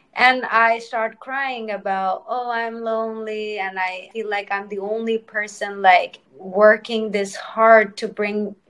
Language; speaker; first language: English; non-native, local second language; Telugu